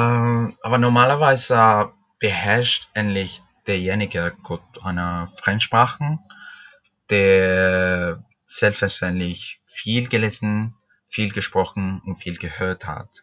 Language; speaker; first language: German; non-native, fluent; Spanish